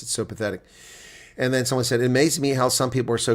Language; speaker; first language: English; native; English